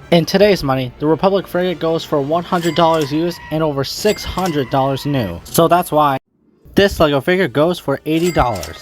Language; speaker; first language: English; native; English